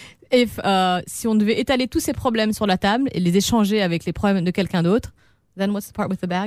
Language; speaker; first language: French; native; French